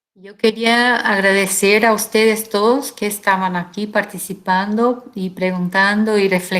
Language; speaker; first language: Spanish; non-native, fluent; Portuguese